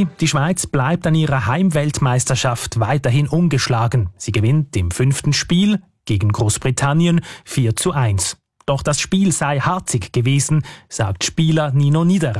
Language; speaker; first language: German; native; German